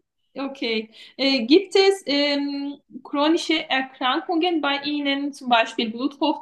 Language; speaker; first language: German; non-native, fluent; Turkish